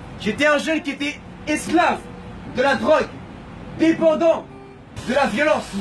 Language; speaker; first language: French; non-native, fluent; Spanish